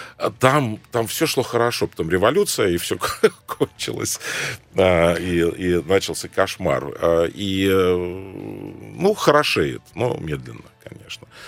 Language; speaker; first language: Russian; non-native, fluent; Arabic